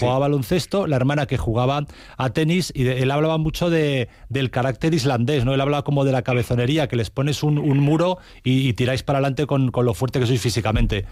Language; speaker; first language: Spanish; native; Spanish